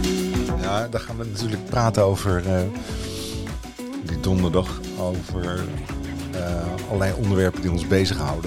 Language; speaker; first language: Dutch; native; Dutch